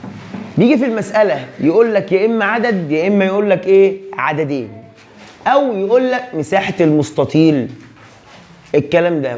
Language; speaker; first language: Arabic; native; Arabic